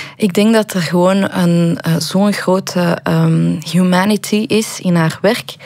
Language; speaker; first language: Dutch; early bilingual, other home language; Persian